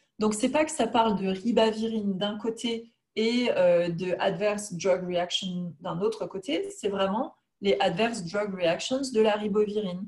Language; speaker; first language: French; native; French